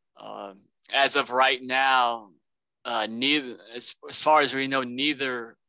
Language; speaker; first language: English; native; English